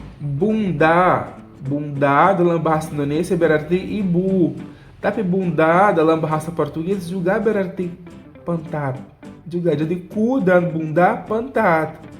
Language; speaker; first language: Indonesian; non-native, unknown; Portuguese